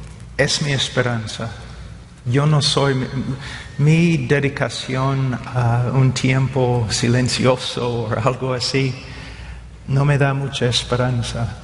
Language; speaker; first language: Spanish; non-native, fluent; English